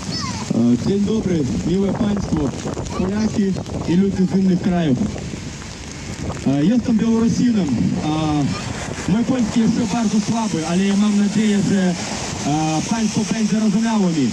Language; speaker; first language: Polish; non-native, learner; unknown